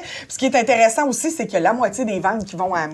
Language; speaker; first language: French; native; French